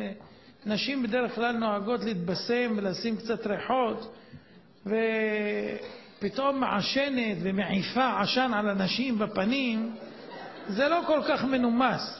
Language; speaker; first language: Hebrew; native; Hebrew